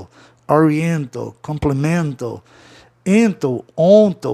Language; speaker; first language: English; non-native, fluent; Portuguese